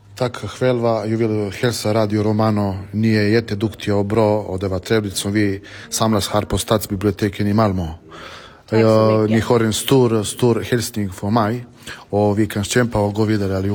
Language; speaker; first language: Swedish; non-native, fluent; Romany